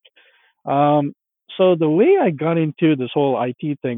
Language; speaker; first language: English; non-native, local second language; Punjabi